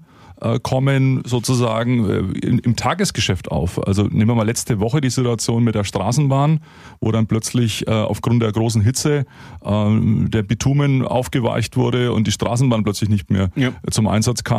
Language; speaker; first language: German; native; German